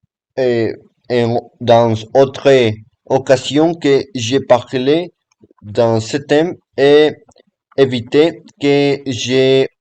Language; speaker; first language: French; non-native, learner; Spanish